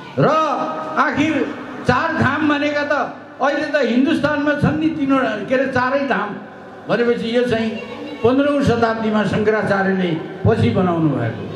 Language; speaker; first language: Nepali; native; Nepali